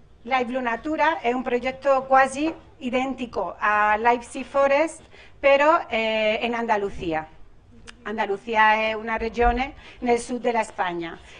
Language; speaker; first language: Italian; non-native, learner; Spanish